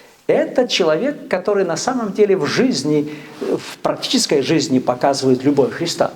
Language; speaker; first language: Russian; native; Russian